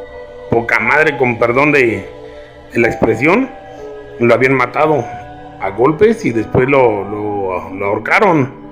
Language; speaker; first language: Spanish; native; Spanish